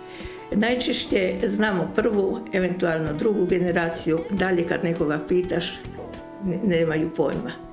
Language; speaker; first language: Croatian; native; Croatian